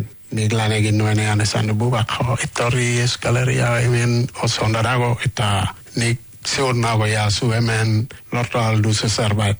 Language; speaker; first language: Basque; non-native, learner; Wolof